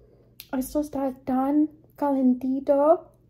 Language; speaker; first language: Spanish; early bilingual, heritage; Spanish